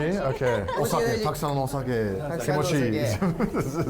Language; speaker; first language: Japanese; non-native, learner; English